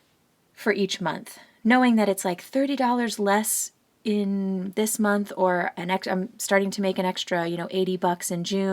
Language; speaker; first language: English; native; English